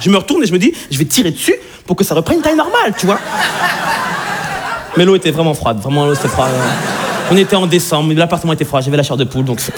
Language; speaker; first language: French; native; French